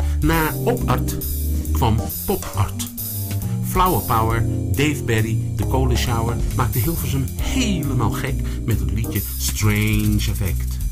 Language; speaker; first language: Dutch; early bilingual, other home language; Sranan Tongo